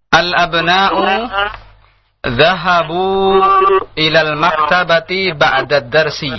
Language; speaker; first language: Arabic; non-native, fluent; Indonesian